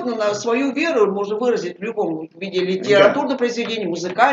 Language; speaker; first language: Russian; native; Russian